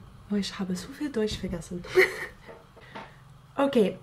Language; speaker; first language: German; non-native, fluent; English